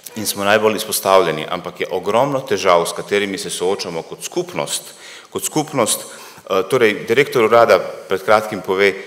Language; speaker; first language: Slovenian; early bilingual, other home language; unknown